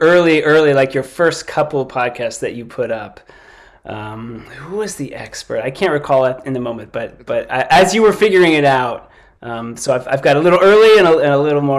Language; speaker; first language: English; native; English